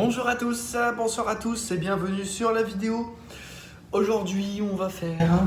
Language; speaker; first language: French; native; French